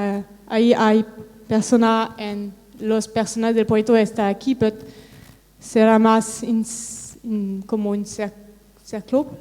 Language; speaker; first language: Spanish; non-native, learner; French